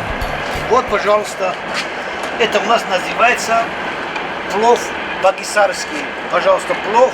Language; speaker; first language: Russian; non-native, local second language; Tajik